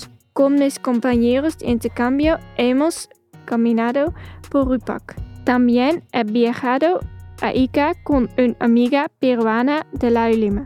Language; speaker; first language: Spanish; non-native, fluent; Dutch